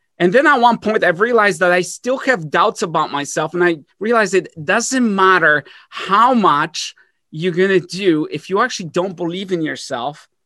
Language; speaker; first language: English; early bilingual, other home language; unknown